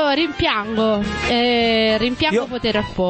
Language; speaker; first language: Italian; native; Italian